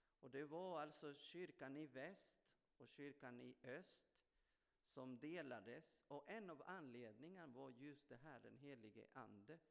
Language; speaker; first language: Swedish; non-native, fluent; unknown